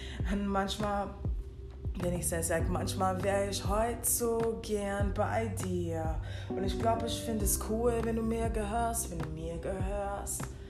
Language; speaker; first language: German; non-native, fluent; English